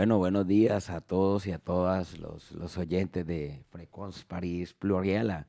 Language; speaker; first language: Spanish; native; Spanish